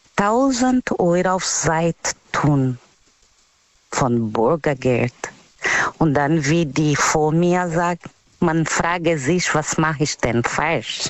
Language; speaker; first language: German; non-native, learner; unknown